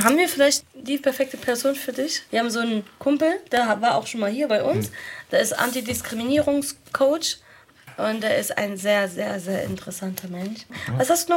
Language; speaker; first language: German; early bilingual, other home language; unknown